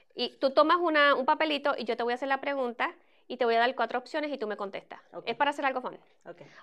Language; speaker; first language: Spanish; native; Spanish